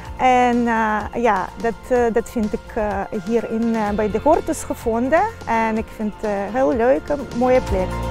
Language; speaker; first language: Dutch; non-native, learner; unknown